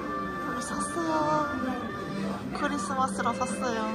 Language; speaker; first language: Korean; non-native, learner; Chinese